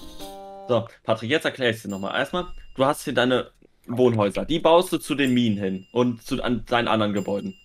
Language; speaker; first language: German; native; German